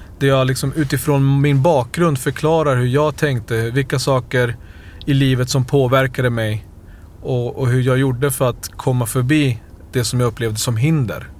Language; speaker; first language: Swedish; early bilingual, other home language; Spanish